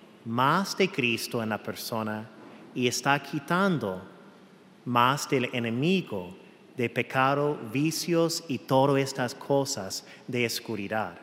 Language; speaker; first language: Spanish; non-native, fluent; English